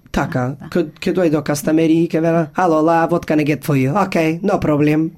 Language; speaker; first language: Macedonian; early bilingual, heritage; Macedonian